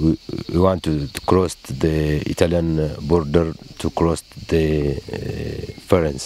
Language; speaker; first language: English; non-native, learner; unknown